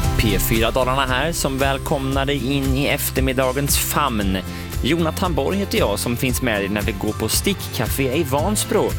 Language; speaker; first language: Swedish; native; Swedish